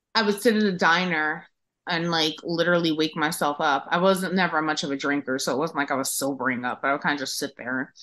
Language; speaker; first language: English; native; English